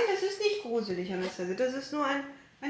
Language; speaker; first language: German; native; German